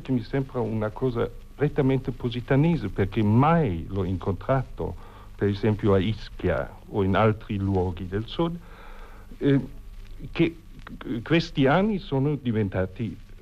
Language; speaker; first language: Italian; non-native, fluent; German